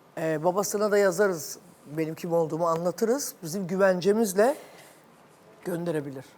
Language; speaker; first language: Turkish; native; Turkish